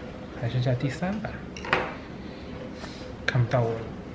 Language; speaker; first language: Chinese; native; Chinese